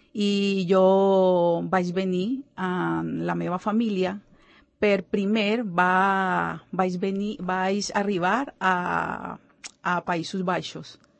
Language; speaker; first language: Catalan; non-native, learner; Spanish